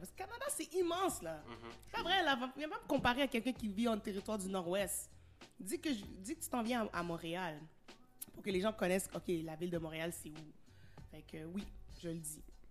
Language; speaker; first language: French; early bilingual, heritage; French